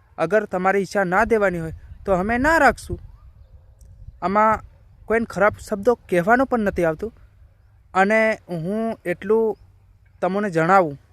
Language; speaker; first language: Gujarati; non-native, local second language; Bhili